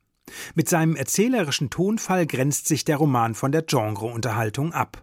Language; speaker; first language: German; native; German